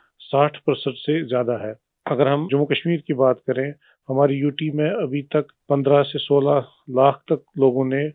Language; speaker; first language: Hindi; non-native, local second language; Kashmiri